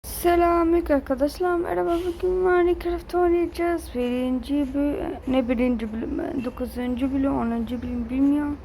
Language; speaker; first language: Turkish; early bilingual, other home language; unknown